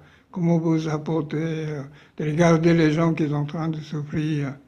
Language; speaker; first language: French; non-native, fluent; Japanese